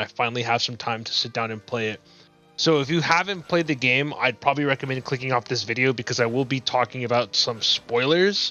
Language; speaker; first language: English; native; English